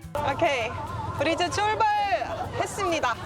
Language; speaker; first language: Korean; non-native, learner; Estonian